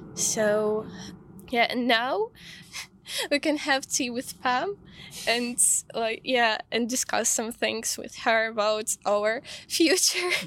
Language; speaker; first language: English; non-native, fluent; Ukrainian